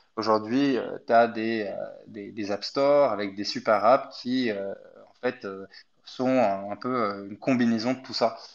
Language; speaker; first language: French; non-native, fluent; Arabic